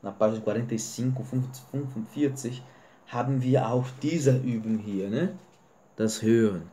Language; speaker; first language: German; non-native, fluent; Portuguese